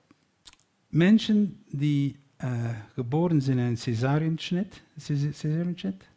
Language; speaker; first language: German; non-native, learner; Dutch